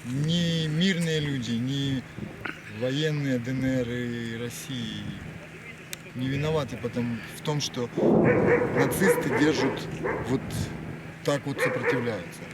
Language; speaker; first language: Russian; native; Russian